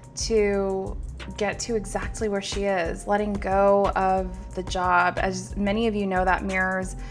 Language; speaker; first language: English; early bilingual, other home language; Filipino